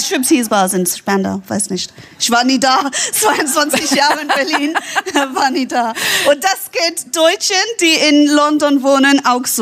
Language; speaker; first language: German; non-native, fluent; English